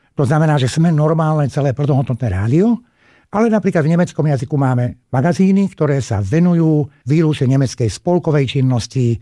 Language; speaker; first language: Slovak; non-native, local second language; Hungarian